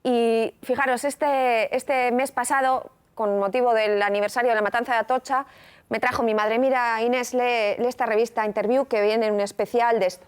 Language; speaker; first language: Spanish; native; Spanish